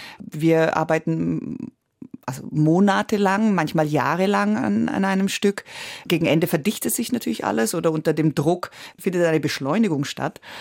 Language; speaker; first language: German; early bilingual, other home language; Italian